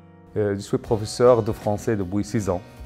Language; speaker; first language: French; non-native, fluent; Arabic